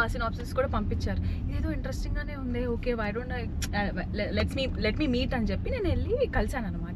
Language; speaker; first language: Telugu; native; Telugu